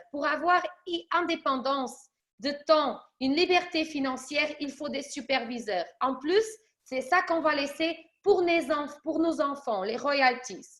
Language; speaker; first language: French; early bilingual, other home language; Portuguese